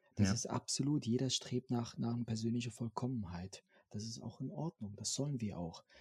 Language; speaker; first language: German; non-native, fluent; French